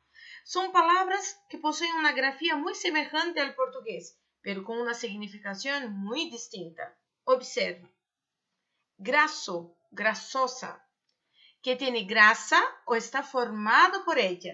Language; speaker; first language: Spanish; non-native, fluent; Portuguese